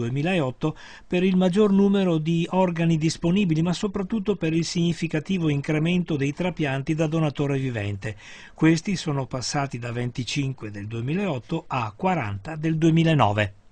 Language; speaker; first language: Italian; native; Italian